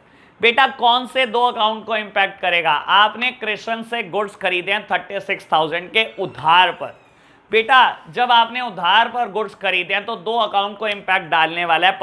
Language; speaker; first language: Hindi; native; Hindi